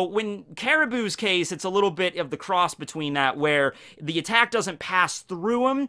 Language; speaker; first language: English; native; English